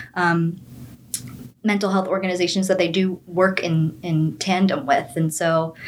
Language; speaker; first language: English; native; English